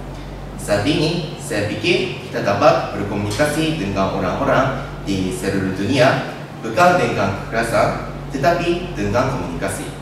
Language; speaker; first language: Indonesian; non-native, learner; Japanese